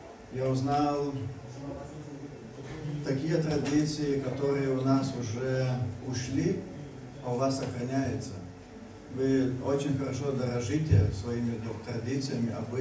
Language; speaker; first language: Russian; non-native, fluent; Lithuanian